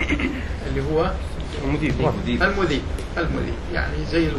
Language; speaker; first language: Arabic; native; Arabic